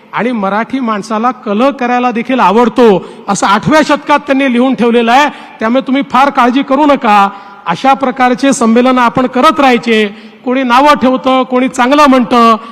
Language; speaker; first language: Marathi; native; Marathi